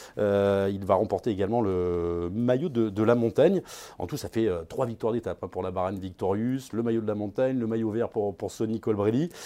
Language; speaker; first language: French; native; French